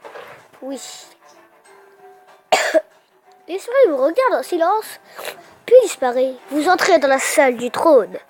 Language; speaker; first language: French; native; French